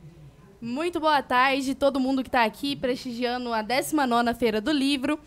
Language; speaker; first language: Portuguese; native; Portuguese